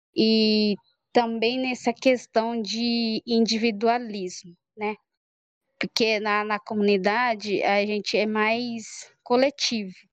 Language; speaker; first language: Portuguese; non-native, local second language; Guarani